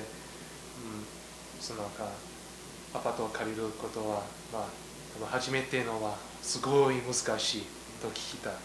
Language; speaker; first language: Japanese; non-native, learner; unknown